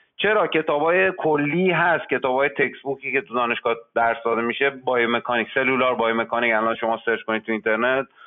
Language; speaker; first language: Persian; native; Persian